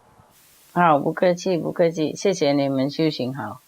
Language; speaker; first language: Chinese; non-native, fluent; Vietnamese